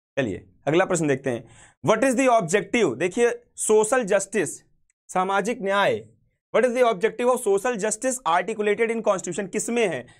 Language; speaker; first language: Hindi; native; Hindi